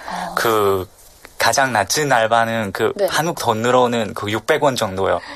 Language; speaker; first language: Korean; non-native, learner; Vietnamese